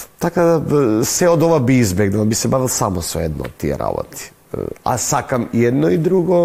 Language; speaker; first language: Macedonian; native; Macedonian